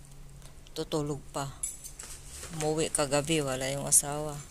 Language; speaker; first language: Filipino; native; Filipino